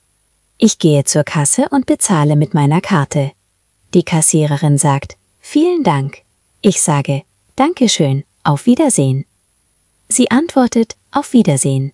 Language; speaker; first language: German; non-native, fluent; Spanish